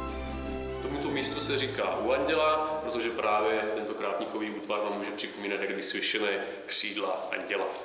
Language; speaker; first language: Czech; native; Czech